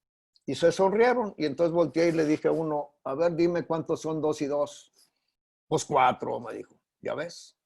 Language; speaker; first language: Spanish; native; Spanish